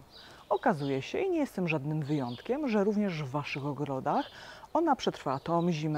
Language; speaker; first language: Polish; native; Polish